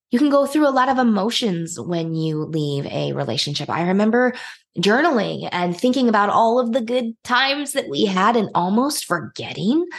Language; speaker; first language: English; native; English